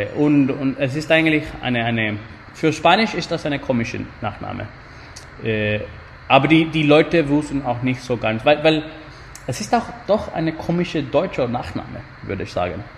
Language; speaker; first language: German; non-native, fluent; Spanish